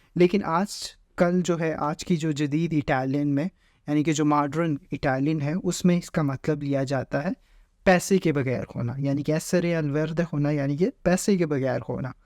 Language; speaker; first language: Urdu; native; Urdu